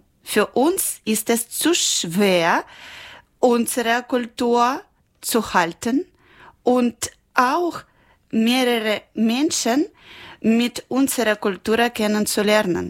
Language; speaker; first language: German; non-native, learner; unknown